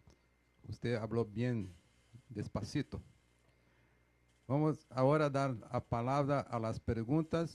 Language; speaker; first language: Spanish; non-native, fluent; Portuguese